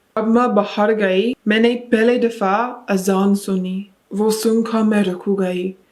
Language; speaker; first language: Urdu; non-native, learner; English